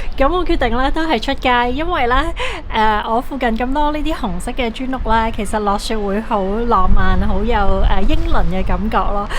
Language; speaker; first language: Cantonese; early bilingual, heritage; Cantonese